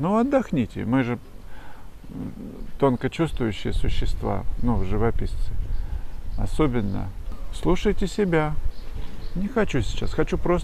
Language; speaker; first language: Russian; native; Russian